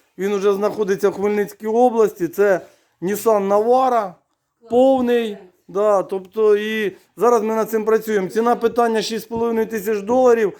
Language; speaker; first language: Ukrainian; native; Ukrainian